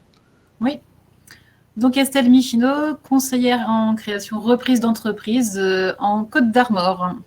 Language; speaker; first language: French; native; French